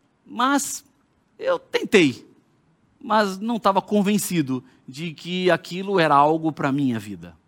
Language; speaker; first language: Portuguese; native; Portuguese